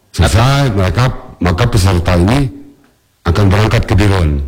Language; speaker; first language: Indonesian; non-native, local second language; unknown